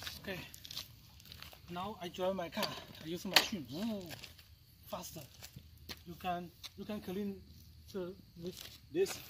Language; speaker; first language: English; non-native, learner; Filipino